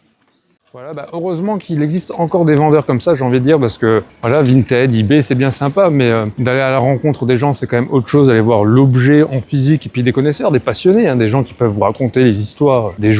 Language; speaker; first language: French; native; French